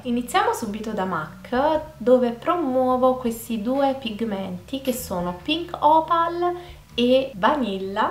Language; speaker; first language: Italian; native; Italian